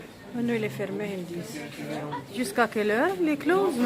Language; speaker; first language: French; non-native, local second language; Arabic